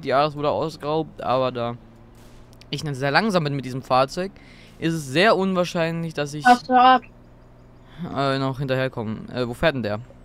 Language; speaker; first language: German; native; German